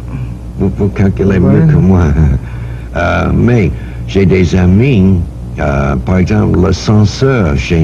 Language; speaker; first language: French; non-native, learner; English